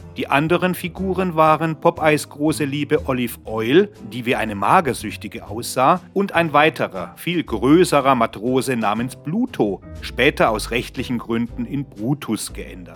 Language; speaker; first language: German; native; German